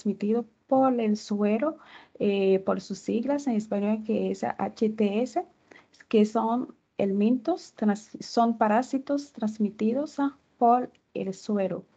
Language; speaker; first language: Spanish; non-native, fluent; Haitian Creole